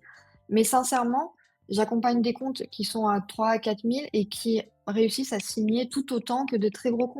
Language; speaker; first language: French; native; French